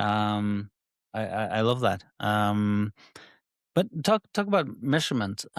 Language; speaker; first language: English; non-native, fluent; Norwegian